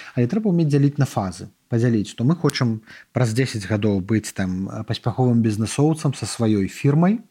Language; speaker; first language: Belarusian; native; Belarusian